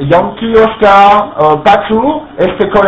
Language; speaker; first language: Romanian; non-native, learner; French